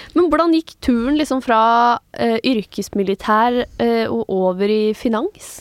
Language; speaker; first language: Norwegian; native; Norwegian